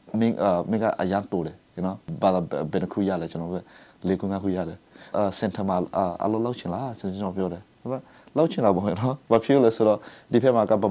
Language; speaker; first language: Burmese; non-native, local second language; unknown